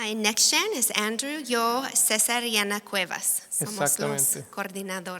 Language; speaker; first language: Spanish; non-native, fluent; English